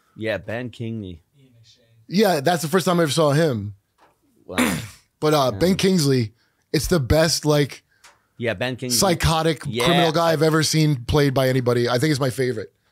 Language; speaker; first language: English; native; English